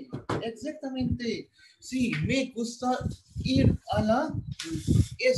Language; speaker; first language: Spanish; non-native, fluent; Hindi